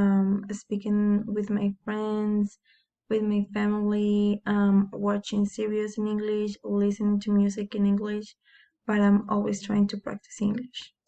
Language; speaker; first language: English; non-native, learner; Spanish